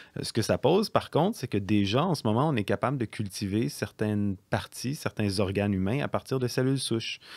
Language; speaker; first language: French; native; French